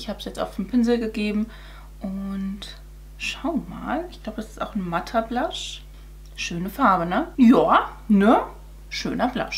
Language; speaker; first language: German; native; German